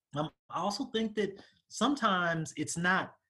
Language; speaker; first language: English; native; English